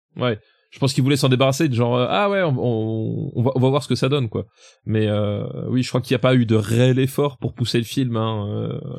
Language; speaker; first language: French; native; French